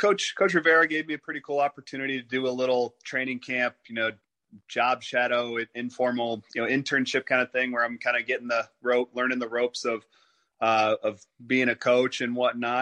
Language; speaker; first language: English; native; English